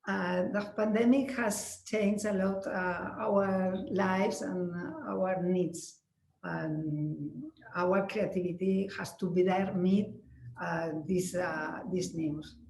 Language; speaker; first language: English; non-native, learner; Spanish